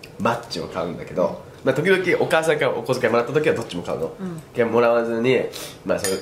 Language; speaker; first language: Japanese; native; Japanese